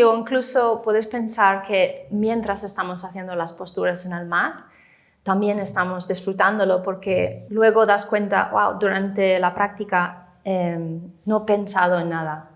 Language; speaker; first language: Spanish; non-native, fluent; English